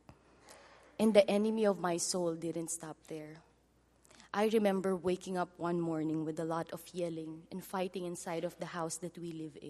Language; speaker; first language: English; non-native, local second language; Filipino